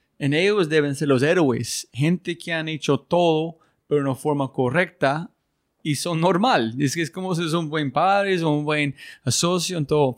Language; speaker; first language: Spanish; non-native, learner; English